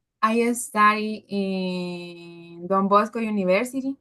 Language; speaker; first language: English; non-native, learner; Spanish